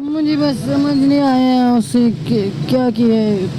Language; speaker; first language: Hindi; non-native, local second language; Punjabi